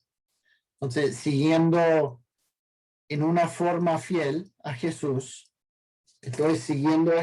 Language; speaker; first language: Spanish; non-native, fluent; English